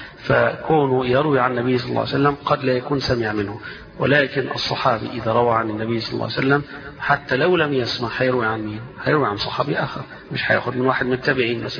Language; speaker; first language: Arabic; native; Arabic